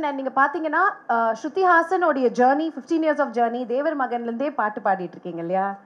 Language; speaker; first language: Tamil; native; Tamil